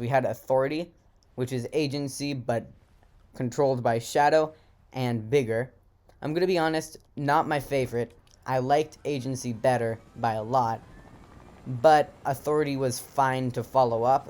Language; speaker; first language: English; native; English